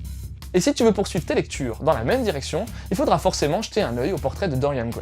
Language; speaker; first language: French; native; French